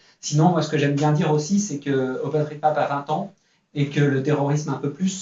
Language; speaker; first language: French; native; French